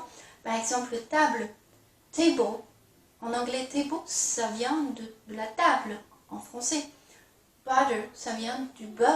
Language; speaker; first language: French; non-native, fluent; Chinese